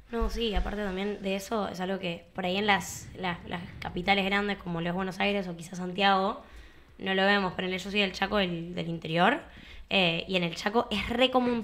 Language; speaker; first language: Spanish; native; Spanish